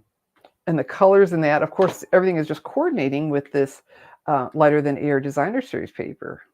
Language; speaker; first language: English; native; English